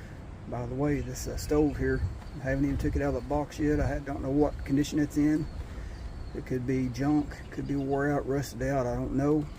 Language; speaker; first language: English; native; English